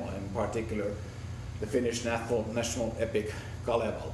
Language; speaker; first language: English; non-native, fluent; Finnish